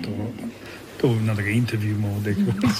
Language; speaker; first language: Japanese; non-native, learner; English